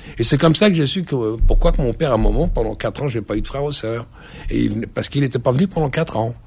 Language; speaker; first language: French; early bilingual, other home language; Arabic